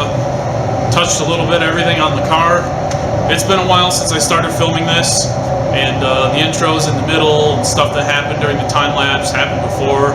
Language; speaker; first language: English; native; English